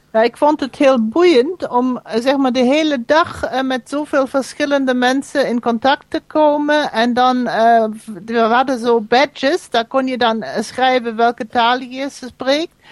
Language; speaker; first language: Dutch; non-native, fluent; German